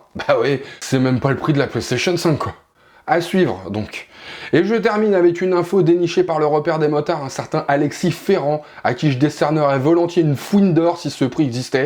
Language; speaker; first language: French; native; French